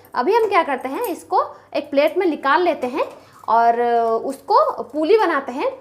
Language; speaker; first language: Hindi; non-native, local second language; Bangla